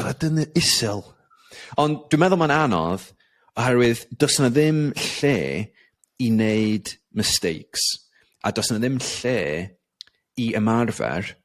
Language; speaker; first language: Welsh; non-native, learner; English